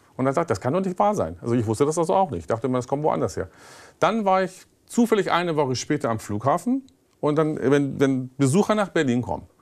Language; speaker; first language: German; early bilingual, other home language; Persian